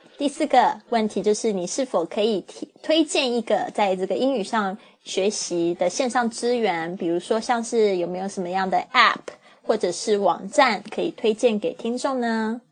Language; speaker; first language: Chinese; native; Chinese